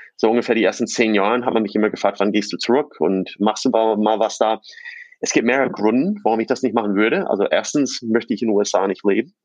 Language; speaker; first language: German; non-native, fluent; English